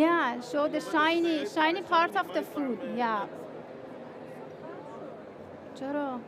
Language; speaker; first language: English; non-native, fluent; Persian